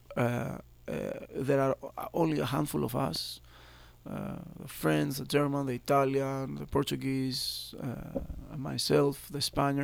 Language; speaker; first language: English; non-native, fluent; Greek